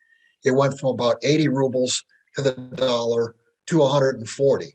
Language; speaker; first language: English; native; English